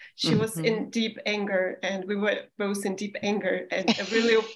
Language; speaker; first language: English; non-native, fluent; Russian